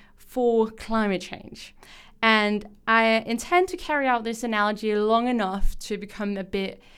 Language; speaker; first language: English; non-native, fluent; Danish